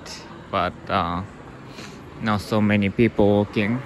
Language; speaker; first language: English; non-native, learner; Japanese